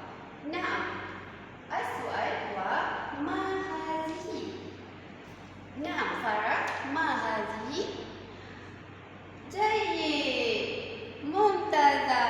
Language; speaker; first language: Arabic; non-native, learner; Malay